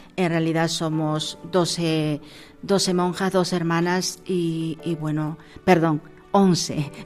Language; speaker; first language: Spanish; native; Spanish